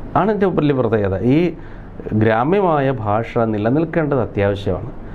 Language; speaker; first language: Malayalam; native; Malayalam